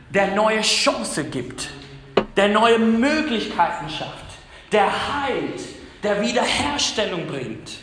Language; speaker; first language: German; non-native, fluent; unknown